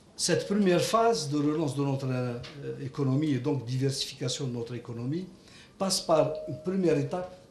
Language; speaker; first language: French; non-native, local second language; Arabic